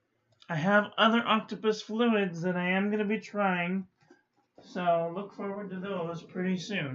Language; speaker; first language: English; native; English